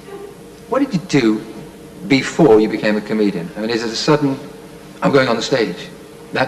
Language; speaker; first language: English; native; English